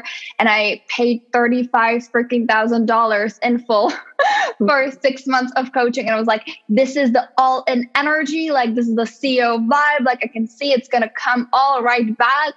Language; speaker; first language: English; non-native, fluent; Czech